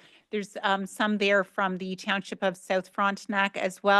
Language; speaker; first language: English; native; English